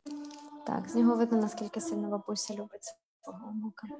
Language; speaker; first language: Ukrainian; native; Ukrainian